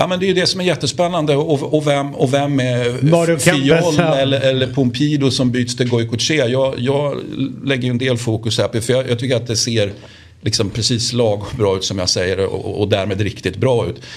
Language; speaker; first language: Swedish; native; Swedish